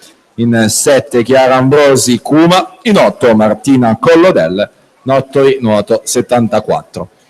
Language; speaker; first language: Italian; native; Italian